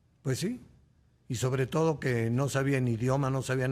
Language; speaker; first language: Spanish; native; Spanish